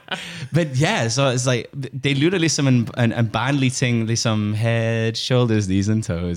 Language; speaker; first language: Danish; non-native, learner; English